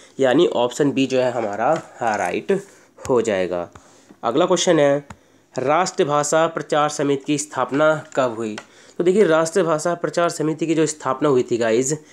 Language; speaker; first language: Hindi; native; Hindi